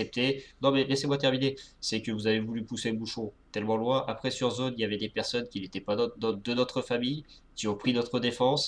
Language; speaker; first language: French; native; French